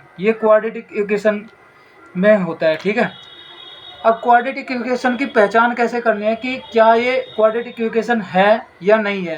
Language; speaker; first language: Hindi; native; Hindi